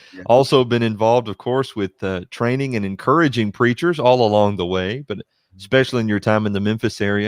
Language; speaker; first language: English; native; English